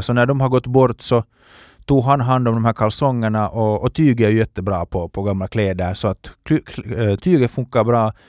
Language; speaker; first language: Swedish; native; Swedish